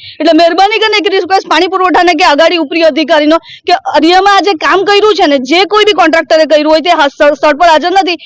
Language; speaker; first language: Gujarati; native; Gujarati